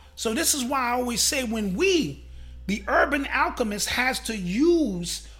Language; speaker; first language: English; native; English